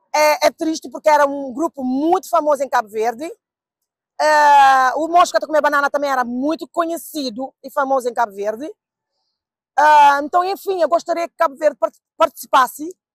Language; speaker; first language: Portuguese; non-native, local second language; Kabuverdianu